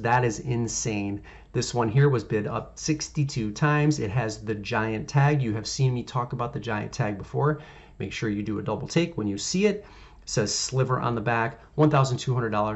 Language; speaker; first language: English; native; English